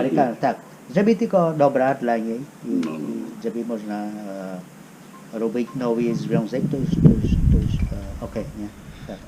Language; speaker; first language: Polish; non-native, fluent; Khmer